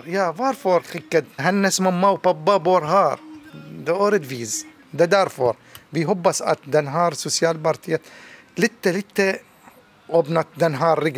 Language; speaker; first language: Swedish; non-native, learner; Arabic